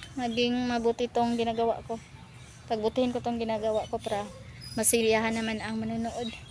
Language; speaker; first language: Filipino; non-native, local second language; Cebuano